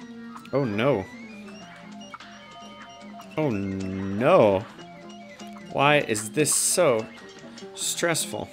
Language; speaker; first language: English; native; English